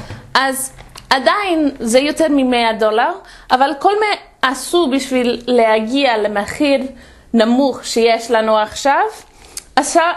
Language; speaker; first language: Hebrew; non-native, fluent; English